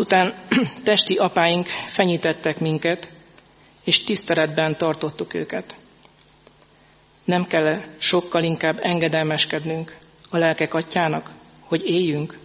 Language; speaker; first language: Hungarian; native; Hungarian